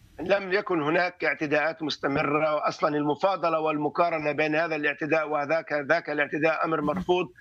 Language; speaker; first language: Arabic; native; Arabic